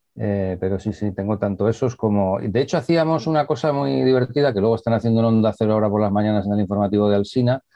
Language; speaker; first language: Spanish; native; Spanish